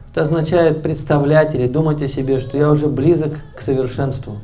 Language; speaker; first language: Russian; native; Russian